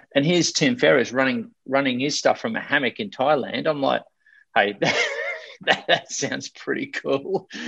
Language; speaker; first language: English; native; English